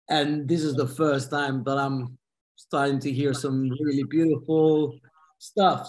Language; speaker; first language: English; non-native, fluent; Spanish